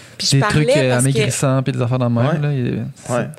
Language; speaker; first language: French; native; French